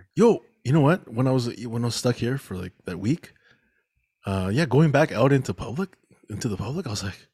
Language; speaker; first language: English; native; English